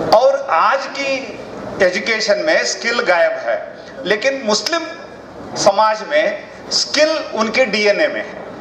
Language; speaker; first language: Hindi; non-native, local second language; Kannada